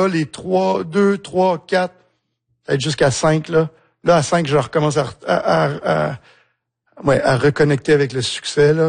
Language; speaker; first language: French; native; French